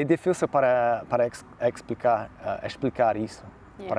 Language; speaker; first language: Portuguese; non-native, learner; English